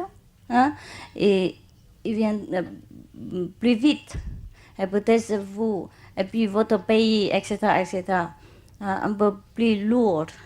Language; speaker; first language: French; non-native, learner; Vietnamese